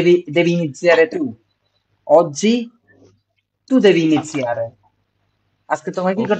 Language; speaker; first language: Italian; non-native, fluent; Bangla